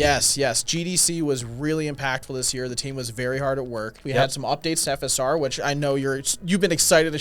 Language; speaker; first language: English; native; English